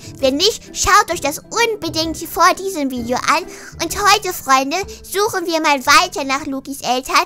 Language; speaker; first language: German; native; German